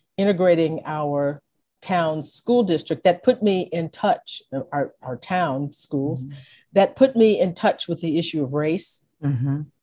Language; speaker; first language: English; native; English